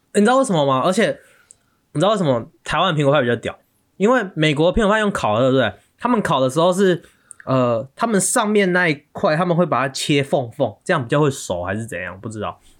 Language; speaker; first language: Chinese; native; Chinese